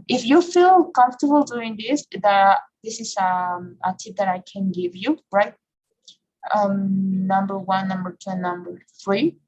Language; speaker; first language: English; non-native, fluent; Spanish